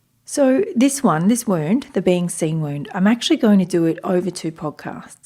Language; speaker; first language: English; native; English